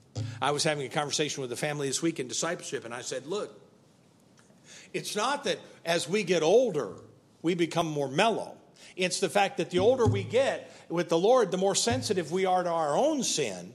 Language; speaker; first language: English; native; English